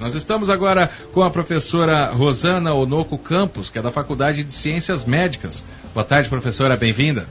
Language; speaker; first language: Portuguese; native; Portuguese